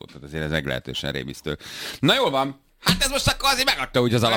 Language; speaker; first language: Hungarian; native; Hungarian